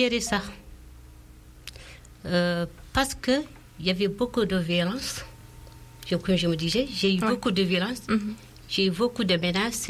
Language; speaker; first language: French; non-native, local second language; Fula